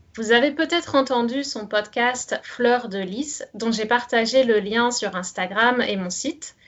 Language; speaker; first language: French; native; French